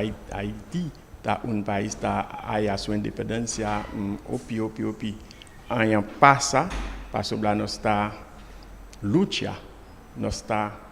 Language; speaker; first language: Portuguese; non-native, learner; Haitian Creole